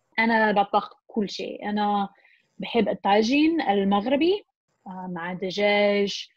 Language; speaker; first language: Arabic; non-native, fluent; English